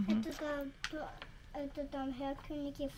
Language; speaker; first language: Russian; early bilingual, heritage; Russian